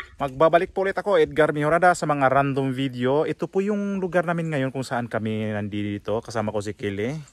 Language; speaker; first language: Filipino; native; Filipino